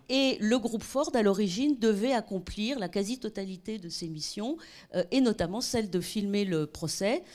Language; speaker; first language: French; native; French